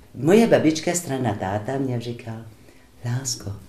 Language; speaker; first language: Czech; non-native, fluent; French